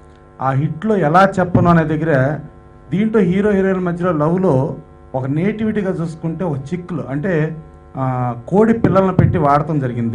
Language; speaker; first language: Telugu; native; Telugu